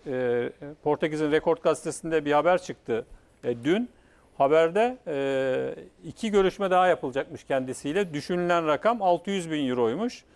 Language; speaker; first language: Turkish; native; Turkish